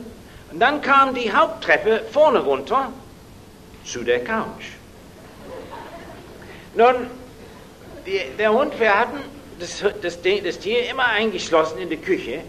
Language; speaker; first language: German; non-native, fluent; English